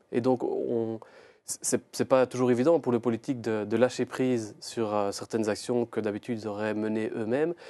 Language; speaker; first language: French; native; French